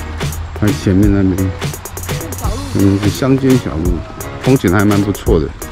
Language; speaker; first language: Chinese; native; Chinese